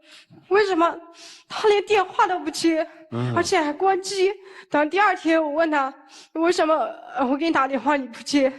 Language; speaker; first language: Chinese; native; Chinese